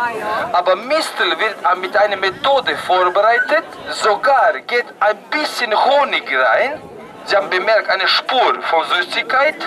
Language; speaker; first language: German; non-native, fluent; Croatian